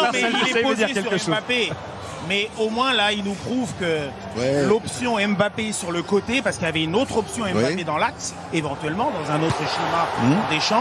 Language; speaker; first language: French; native; French